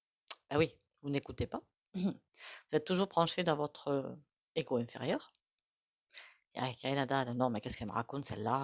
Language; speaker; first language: French; native; French